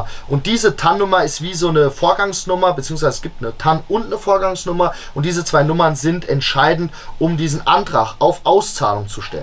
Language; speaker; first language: German; native; German